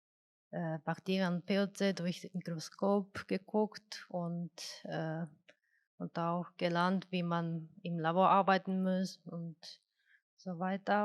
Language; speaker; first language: German; non-native, fluent; Japanese